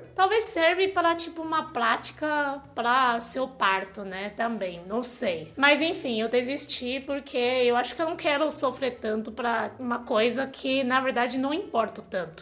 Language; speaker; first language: Portuguese; non-native, fluent; Chinese